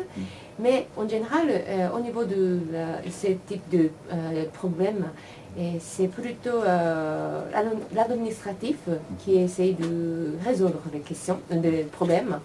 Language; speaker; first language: French; non-native, learner; Japanese